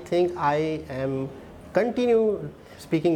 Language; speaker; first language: English; non-native, learner; Urdu